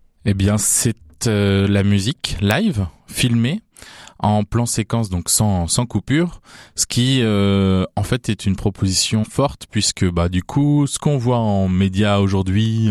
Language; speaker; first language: French; native; French